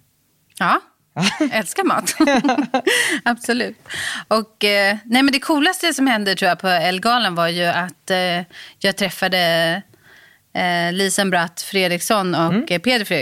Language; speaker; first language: Swedish; native; Swedish